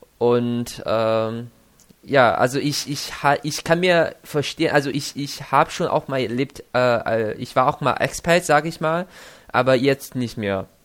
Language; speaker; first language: German; non-native, fluent; Chinese